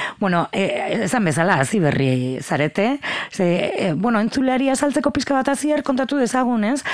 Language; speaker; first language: Basque; native; Basque